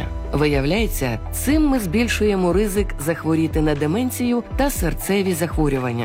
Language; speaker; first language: Ukrainian; native; Ukrainian